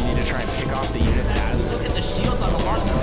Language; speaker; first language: English; native; English